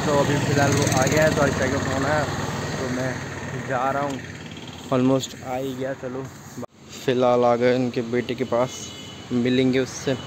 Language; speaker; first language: Hindi; native; Hindi